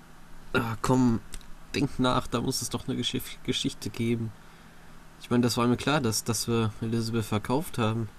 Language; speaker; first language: German; native; German